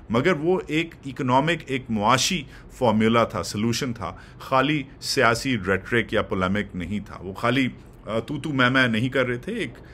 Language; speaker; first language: Urdu; native; Urdu